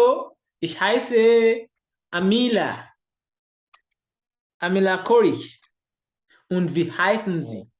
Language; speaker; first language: German; non-native, learner; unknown